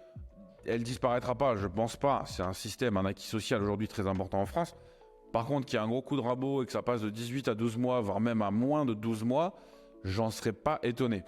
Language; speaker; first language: French; native; French